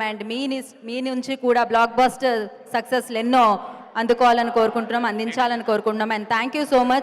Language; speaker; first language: Telugu; native; Telugu